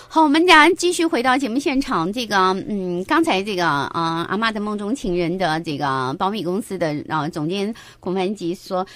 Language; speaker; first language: Chinese; native; Chinese